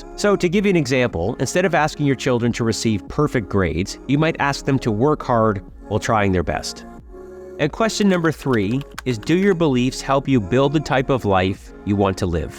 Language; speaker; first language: English; native; English